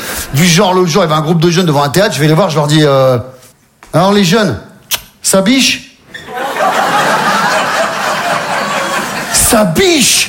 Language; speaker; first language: French; native; French